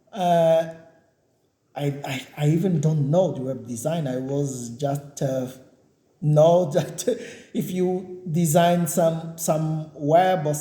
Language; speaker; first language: English; non-native, learner; Portuguese